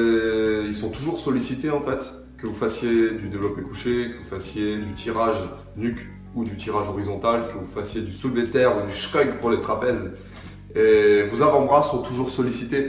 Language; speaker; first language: French; native; French